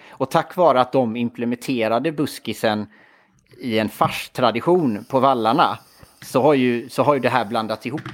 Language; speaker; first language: Swedish; native; Swedish